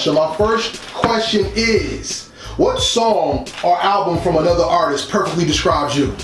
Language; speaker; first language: English; native; English